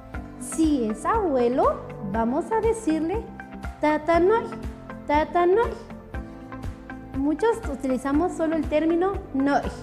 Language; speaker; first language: Spanish; non-native, local second language; Kʼicheʼ